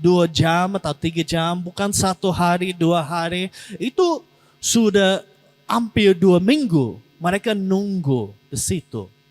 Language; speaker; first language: Indonesian; non-native, learner; English